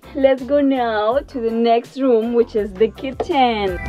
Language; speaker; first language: English; non-native, fluent; Spanish